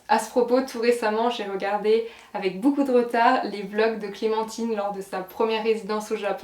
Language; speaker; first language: French; native; French